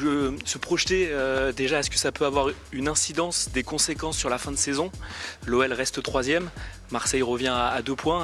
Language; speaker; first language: French; native; French